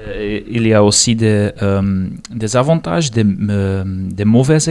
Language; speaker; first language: French; non-native, learner; Dutch